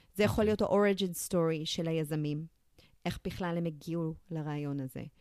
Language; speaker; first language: Hebrew; early bilingual, other home language; English